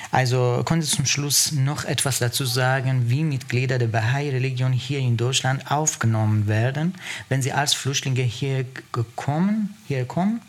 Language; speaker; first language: German; non-native, fluent; Persian